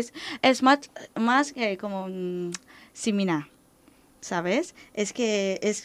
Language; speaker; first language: Spanish; non-native, learner; Thai